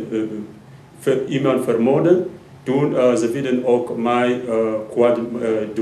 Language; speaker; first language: Dutch; non-native, learner; Lingala